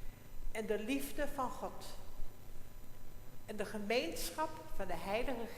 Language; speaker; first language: Dutch; non-native, local second language; Western Frisian